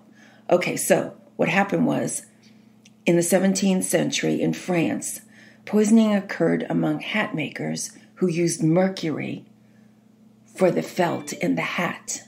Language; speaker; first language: English; native; English